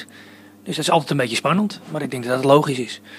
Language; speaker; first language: Dutch; native; Dutch